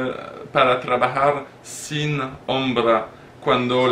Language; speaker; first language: Spanish; non-native, learner; French